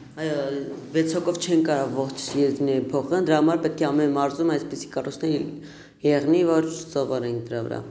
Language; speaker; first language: Armenian; non-native, local second language; Kurdish